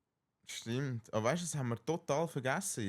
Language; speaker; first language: German; native; German